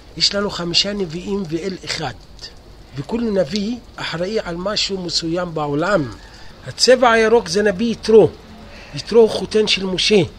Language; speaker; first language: Hebrew; non-native, local second language; Arabic